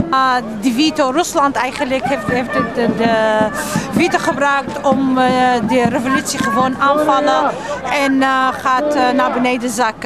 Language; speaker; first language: Dutch; non-native, fluent; Arabic